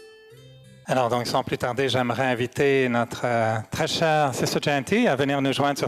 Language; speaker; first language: French; native; French